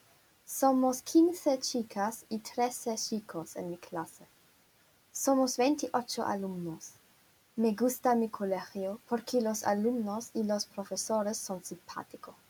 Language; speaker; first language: Spanish; non-native, learner; German